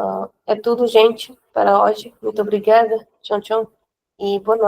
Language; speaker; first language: Portuguese; non-native, fluent; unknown